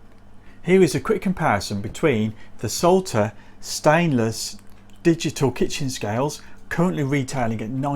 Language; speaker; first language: English; native; English